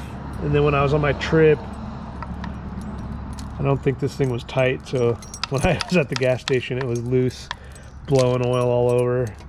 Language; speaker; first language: English; native; English